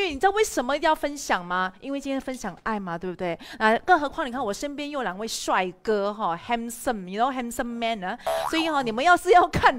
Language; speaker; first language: Chinese; native; Chinese